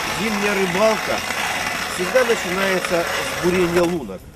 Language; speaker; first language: Russian; native; Russian